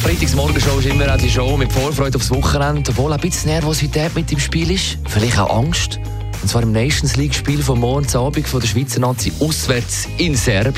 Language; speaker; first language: German; native; German